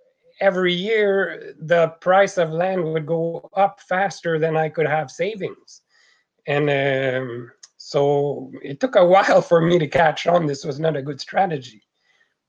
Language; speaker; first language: English; non-native, fluent; French